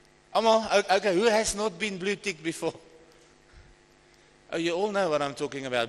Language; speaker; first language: English; non-native, local second language; Afrikaans